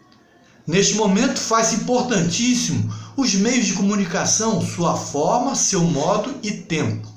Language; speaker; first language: Portuguese; native; Portuguese